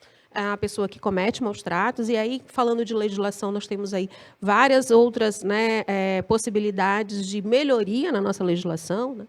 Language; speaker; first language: Portuguese; native; Portuguese